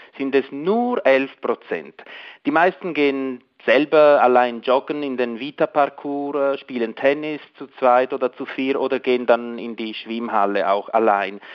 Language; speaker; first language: German; non-native, local second language; Italian